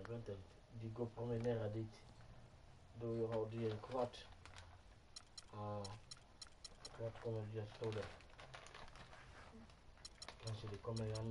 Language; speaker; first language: Swedish; non-native, learner; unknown